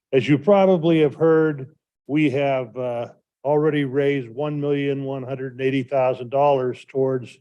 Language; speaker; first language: English; native; English